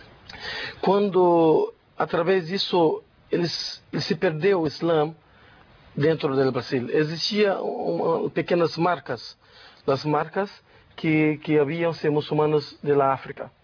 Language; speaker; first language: Spanish; non-native, learner; Portuguese